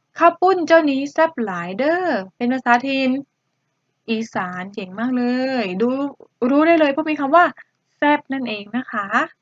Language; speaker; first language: Thai; native; Thai